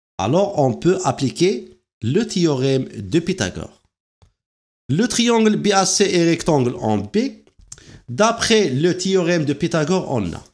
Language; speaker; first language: French; non-native, local second language; Arabic